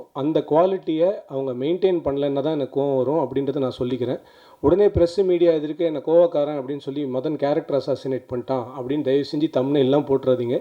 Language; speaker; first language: Tamil; native; Tamil